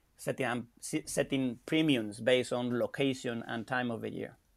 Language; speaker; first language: English; non-native, fluent; Spanish